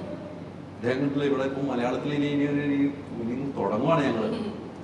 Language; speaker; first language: Malayalam; native; Malayalam